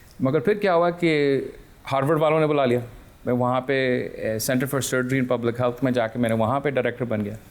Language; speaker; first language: Urdu; early bilingual, heritage; Urdu